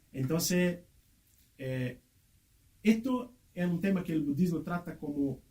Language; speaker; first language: Spanish; non-native, fluent; Portuguese